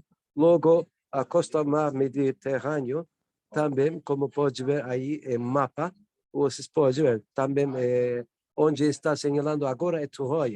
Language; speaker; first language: Portuguese; non-native, learner; Turkish